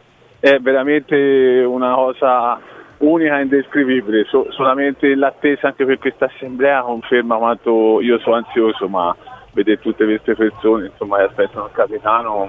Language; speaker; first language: Italian; native; Italian